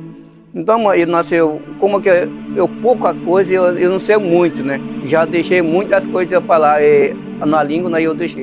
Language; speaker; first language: Portuguese; non-native, local second language; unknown